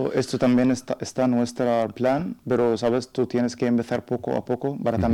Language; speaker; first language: Spanish; non-native, learner; Arabic